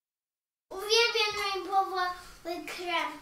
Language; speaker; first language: Polish; early bilingual, heritage; English